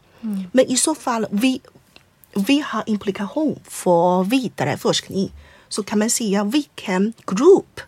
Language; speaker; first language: Swedish; non-native, fluent; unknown